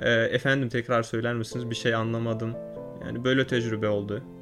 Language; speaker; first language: Turkish; non-native, fluent; Turkmen